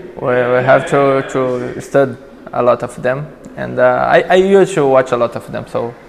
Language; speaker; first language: English; non-native, learner; Portuguese